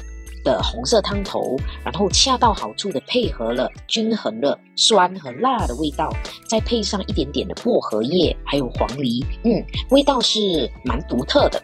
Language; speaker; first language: Chinese; native; Chinese